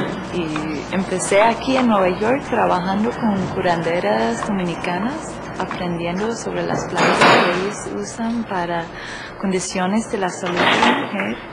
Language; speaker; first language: Spanish; non-native, fluent; English